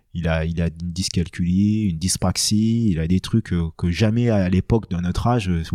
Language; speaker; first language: French; native; French